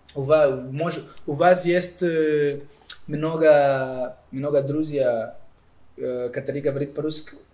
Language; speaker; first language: Russian; non-native, learner; Portuguese